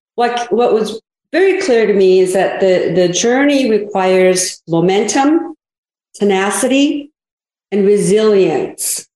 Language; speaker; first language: English; early bilingual, other home language; Korean